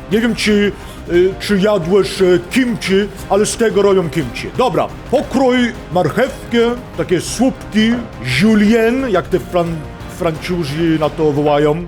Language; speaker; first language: Polish; non-native, fluent; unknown